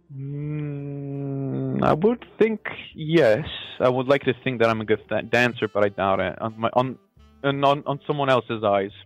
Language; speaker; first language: English; non-native, fluent; Macedonian